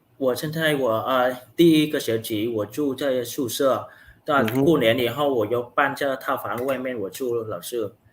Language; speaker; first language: Chinese; non-native, learner; Vietnamese